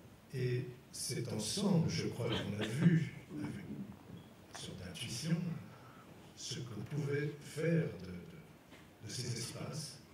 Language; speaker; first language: French; native; French